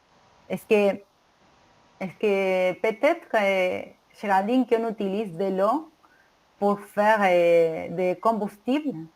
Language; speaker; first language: French; non-native, learner; Spanish